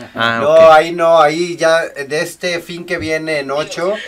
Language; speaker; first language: Spanish; native; Spanish